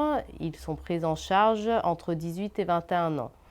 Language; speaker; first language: French; native; French